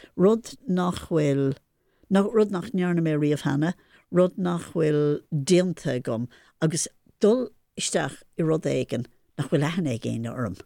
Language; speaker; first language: Irish; non-native, local second language; English